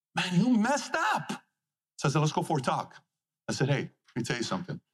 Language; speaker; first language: English; non-native, fluent; Persian